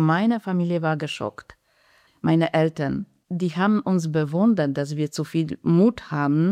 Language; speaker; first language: German; non-native, fluent; Polish